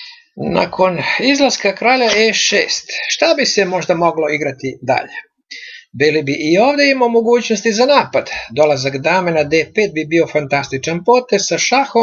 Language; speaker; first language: Serbian; native; Serbian